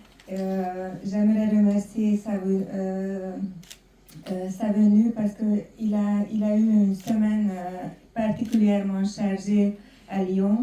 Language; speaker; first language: French; non-native, fluent; Hungarian